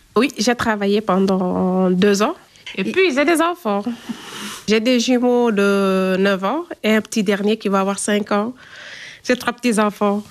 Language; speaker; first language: French; non-native, local second language; Fula